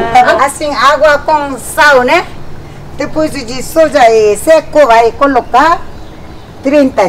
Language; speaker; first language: Portuguese; non-native, local second language; Korean